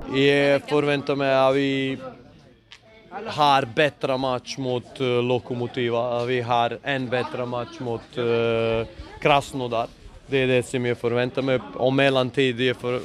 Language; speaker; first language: Swedish; non-native, fluent; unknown